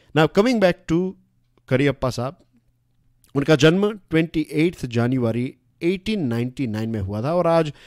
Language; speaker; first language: Hindi; non-native, local second language; Gujarati